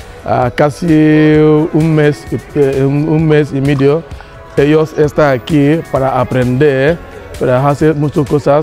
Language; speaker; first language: Spanish; non-native, learner; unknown